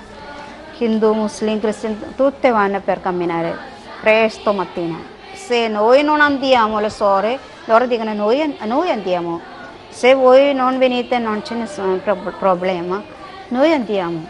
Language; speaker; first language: Italian; non-native, learner; Malayalam